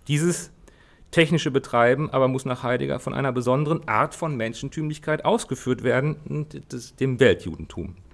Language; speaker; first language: German; native; German